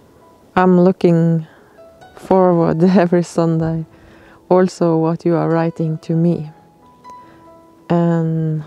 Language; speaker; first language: English; non-native, learner; Norwegian